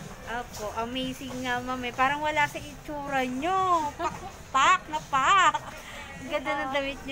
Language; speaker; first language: Filipino; native; Filipino